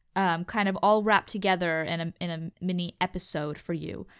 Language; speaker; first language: English; native; English